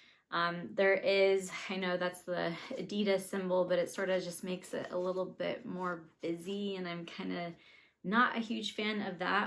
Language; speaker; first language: English; native; English